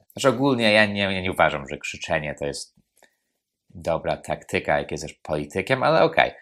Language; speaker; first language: Polish; non-native, fluent; English